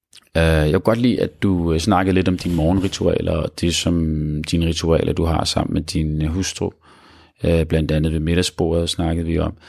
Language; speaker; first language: Danish; early bilingual, other home language; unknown